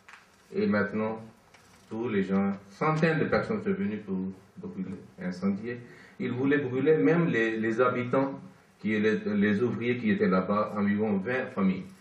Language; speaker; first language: French; non-native, fluent; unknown